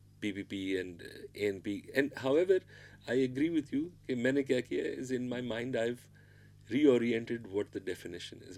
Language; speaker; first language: English; non-native, local second language; Pashto